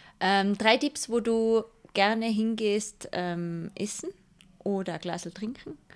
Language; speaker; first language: German; native; German